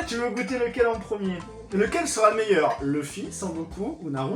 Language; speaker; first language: French; native; French